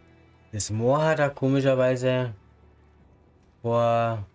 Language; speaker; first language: German; native; German